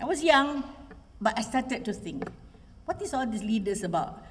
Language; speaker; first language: English; non-native, local second language; Malay